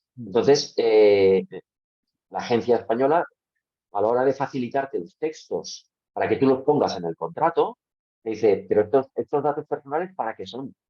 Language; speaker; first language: Spanish; non-native, local second language; Catalan